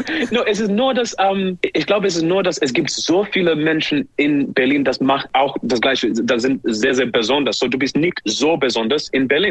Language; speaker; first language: German; non-native, fluent; English